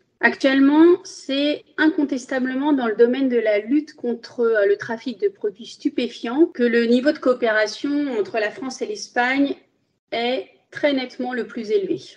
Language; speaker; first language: French; early bilingual, other home language; Spanish